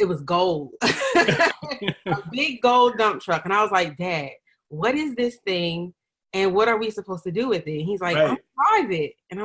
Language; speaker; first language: English; native; English